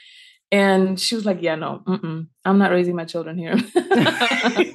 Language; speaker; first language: English; early bilingual, other home language; Spanish